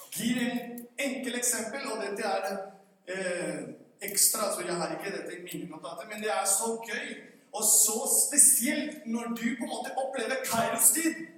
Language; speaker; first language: Norwegian; non-native, fluent; Spanish